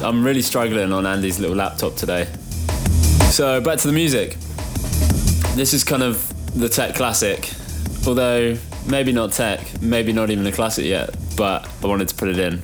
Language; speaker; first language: English; native; English